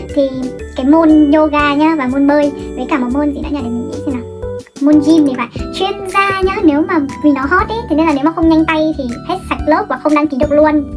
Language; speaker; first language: Vietnamese; native; Vietnamese